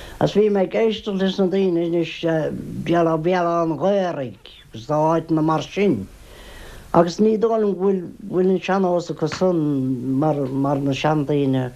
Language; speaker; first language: Irish; native; Irish